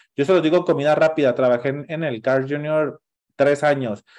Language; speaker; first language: Spanish; native; Spanish